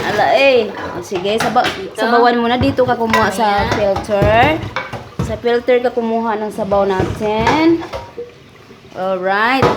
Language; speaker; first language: Filipino; non-native, local second language; Cebuano